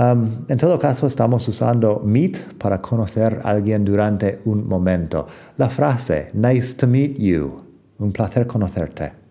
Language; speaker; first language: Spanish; non-native, fluent; English